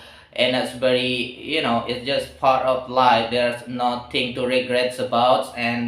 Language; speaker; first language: English; non-native, learner; Indonesian